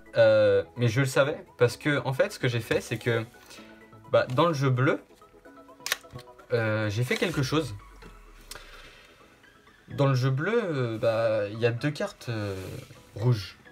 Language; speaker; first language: French; native; French